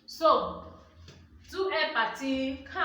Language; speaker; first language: French; non-native, fluent; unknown